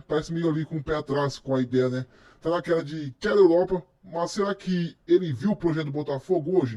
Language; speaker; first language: Portuguese; native; Portuguese